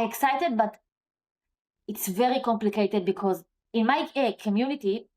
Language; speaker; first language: English; non-native, learner; Hebrew